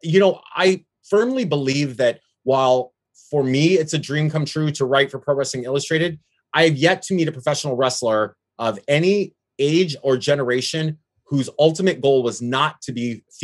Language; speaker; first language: English; native; English